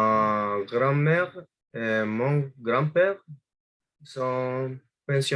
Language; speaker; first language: French; non-native, learner; Spanish